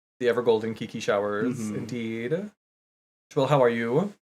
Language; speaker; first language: English; native; English